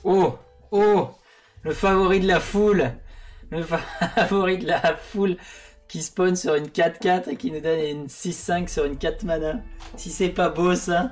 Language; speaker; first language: French; native; French